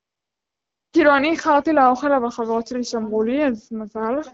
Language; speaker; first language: Hebrew; native; Hebrew